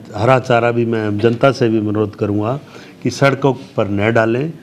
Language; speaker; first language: Hindi; native; Hindi